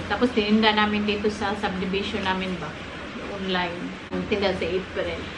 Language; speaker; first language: Filipino; non-native, local second language; Cebuano